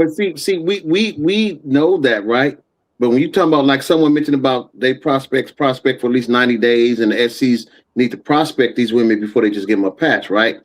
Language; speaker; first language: English; native; English